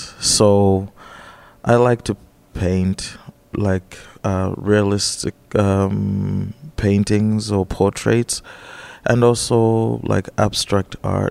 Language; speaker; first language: English; non-native, local second language; Nyanja